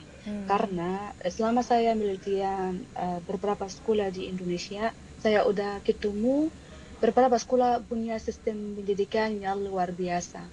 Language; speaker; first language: Indonesian; non-native, fluent; Arabic